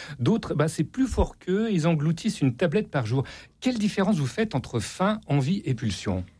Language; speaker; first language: French; native; French